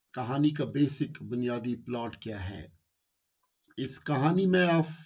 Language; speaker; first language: Urdu; non-native, local second language; Kashmiri